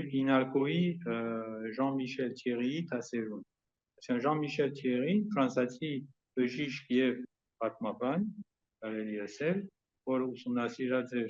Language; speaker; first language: Armenian; early bilingual, heritage; Armenian